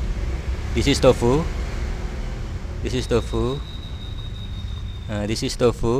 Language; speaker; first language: English; non-native, learner; Indonesian